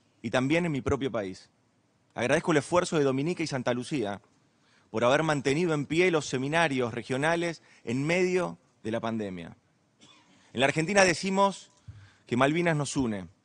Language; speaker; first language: Spanish; native; Spanish